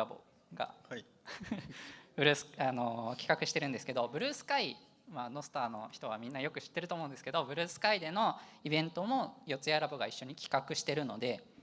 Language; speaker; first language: Japanese; native; Japanese